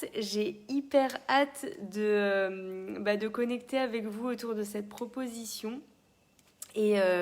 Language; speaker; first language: French; native; French